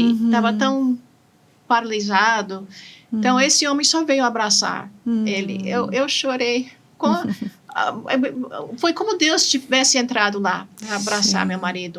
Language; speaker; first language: Portuguese; non-native, fluent; English